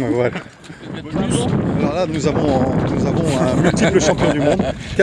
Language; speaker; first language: French; native; French